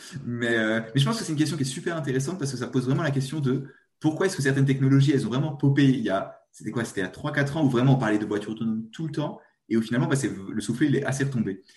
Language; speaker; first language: French; native; French